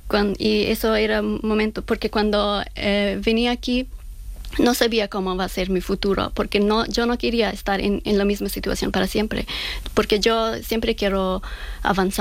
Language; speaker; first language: Spanish; non-native, learner; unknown